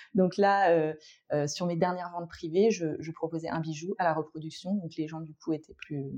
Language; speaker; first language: French; native; French